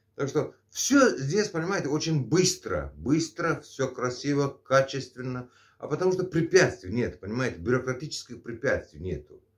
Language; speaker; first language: Russian; native; Russian